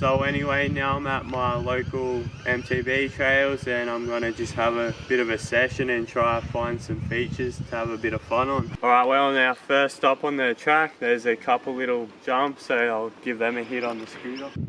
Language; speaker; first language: English; native; English